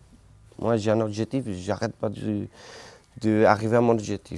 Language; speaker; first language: French; non-native, learner; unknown